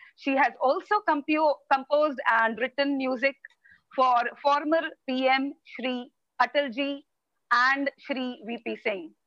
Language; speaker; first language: English; non-native, local second language; Marathi